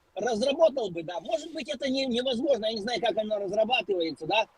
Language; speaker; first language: Russian; non-native, local second language; Ukrainian